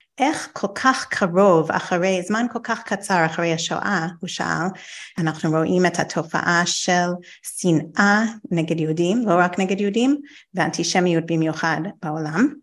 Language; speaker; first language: Hebrew; non-native, fluent; English